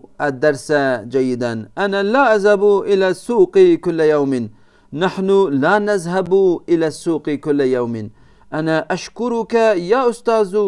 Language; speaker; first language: Arabic; non-native, fluent; Turkish